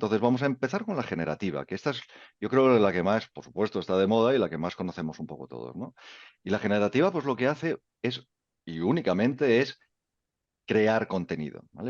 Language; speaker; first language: Spanish; native; Spanish